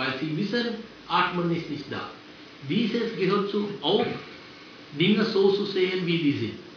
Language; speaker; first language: German; non-native, fluent; Sinhala